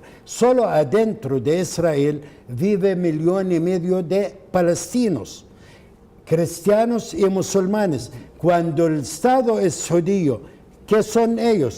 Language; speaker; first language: Spanish; non-native, fluent; Arabic